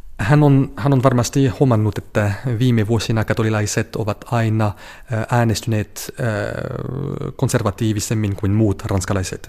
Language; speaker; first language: Finnish; non-native, fluent; French